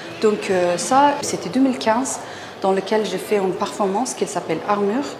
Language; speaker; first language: French; non-native, fluent; Persian